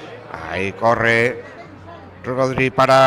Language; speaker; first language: Spanish; native; Spanish